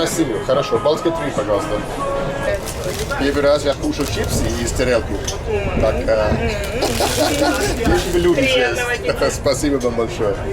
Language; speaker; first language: Russian; non-native, learner; English